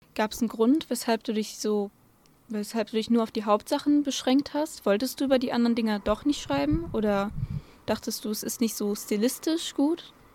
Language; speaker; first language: German; native; German